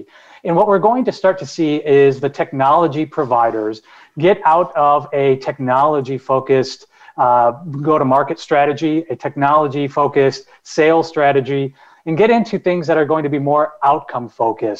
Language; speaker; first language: English; native; English